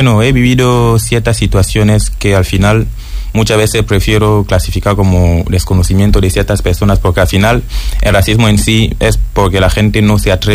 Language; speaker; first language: Spanish; non-native, fluent; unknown